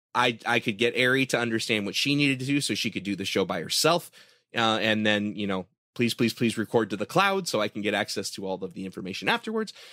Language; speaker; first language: English; native; English